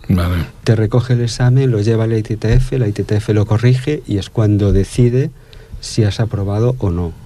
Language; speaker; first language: Spanish; native; Spanish